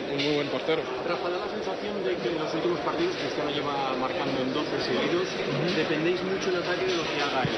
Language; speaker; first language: Spanish; non-native, fluent; French